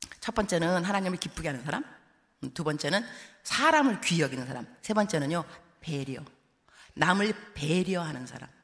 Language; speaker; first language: Korean; early bilingual, heritage; Korean